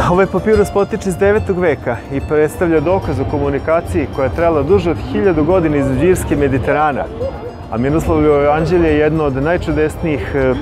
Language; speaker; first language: Serbian; native; Serbian